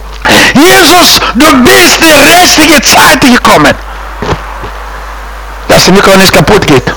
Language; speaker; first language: German; non-native, fluent; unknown